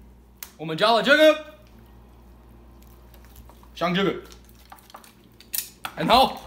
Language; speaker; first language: Chinese; non-native, learner; English